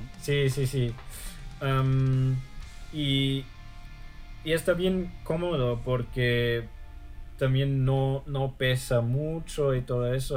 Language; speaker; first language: Spanish; early bilingual, heritage; German